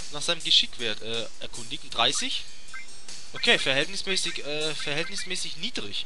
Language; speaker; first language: German; native; German